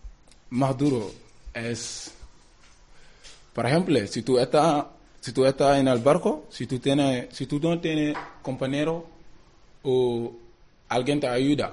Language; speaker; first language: Spanish; non-native, learner; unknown